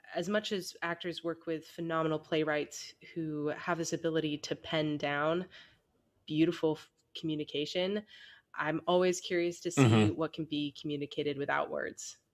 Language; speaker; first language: English; native; English